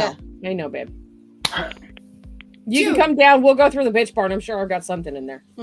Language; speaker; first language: English; native; English